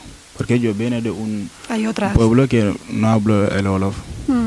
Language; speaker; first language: Spanish; non-native, learner; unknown